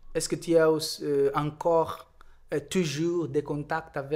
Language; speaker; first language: French; non-native, fluent; Portuguese